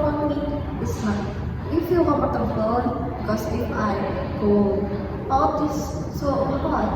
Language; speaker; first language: English; non-native, learner; Indonesian